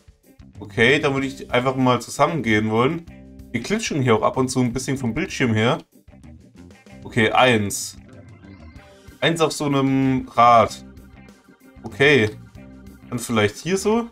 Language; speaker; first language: German; native; German